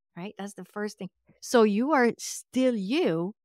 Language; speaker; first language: English; non-native, fluent; Swedish